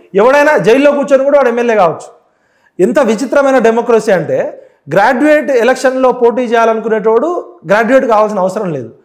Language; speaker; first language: Telugu; native; Telugu